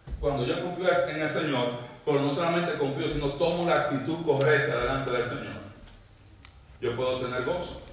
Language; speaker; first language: Spanish; native; Spanish